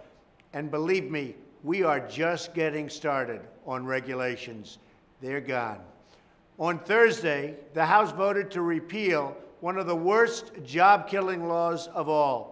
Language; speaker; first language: English; native; English